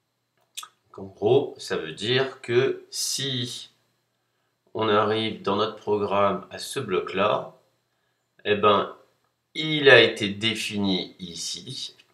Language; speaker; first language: French; native; French